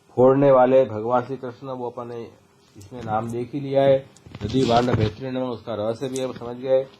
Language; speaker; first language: Hindi; non-native, local second language; Gujarati